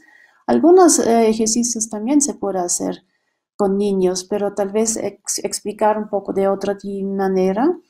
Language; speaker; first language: Spanish; non-native, fluent; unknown